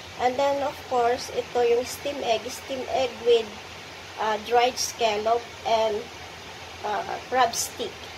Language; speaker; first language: English; non-native, local second language; Filipino